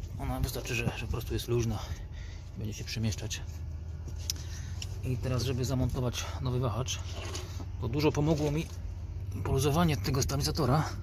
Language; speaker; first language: Polish; native; Polish